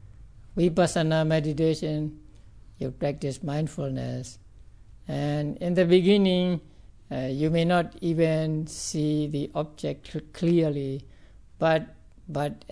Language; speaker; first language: English; non-native, fluent; Burmese